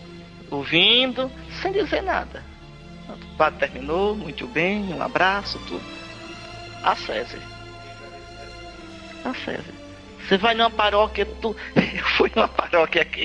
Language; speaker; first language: Portuguese; native; Portuguese